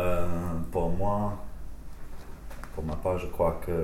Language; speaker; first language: French; non-native, fluent; English